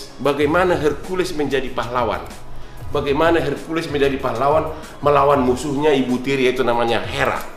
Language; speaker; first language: Indonesian; non-native, local second language; Batak Toba